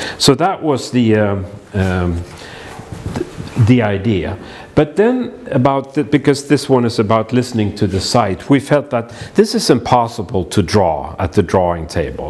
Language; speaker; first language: English; non-native, fluent; Swedish